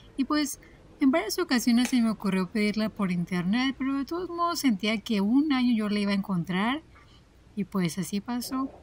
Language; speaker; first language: Spanish; native; Spanish